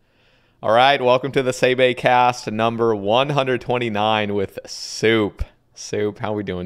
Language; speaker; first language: English; native; English